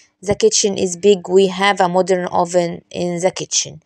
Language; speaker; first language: English; non-native, fluent; Arabic